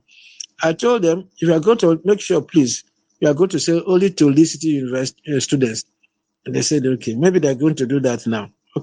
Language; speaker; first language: English; non-native, local second language; Igbo